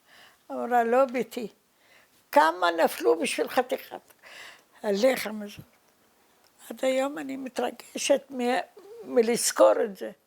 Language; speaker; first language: Hebrew; early bilingual, other home language; Arabic